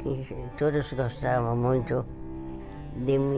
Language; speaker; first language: Portuguese; non-native, fluent; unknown